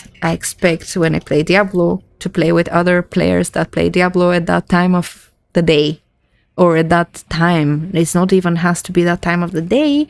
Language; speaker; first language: English; non-native, fluent; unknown